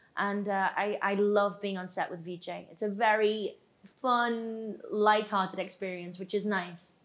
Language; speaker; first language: English; native; English